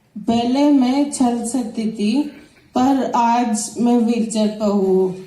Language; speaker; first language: Hindi; non-native, local second language; Telugu